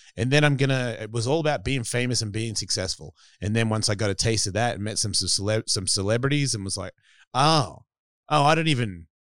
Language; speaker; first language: English; native; English